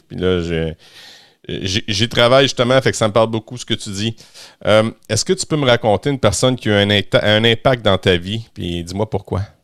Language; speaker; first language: French; native; French